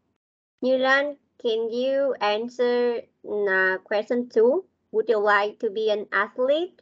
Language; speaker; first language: English; non-native, learner; Vietnamese